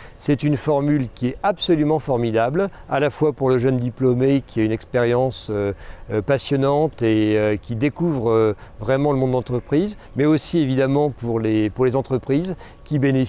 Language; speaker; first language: French; native; French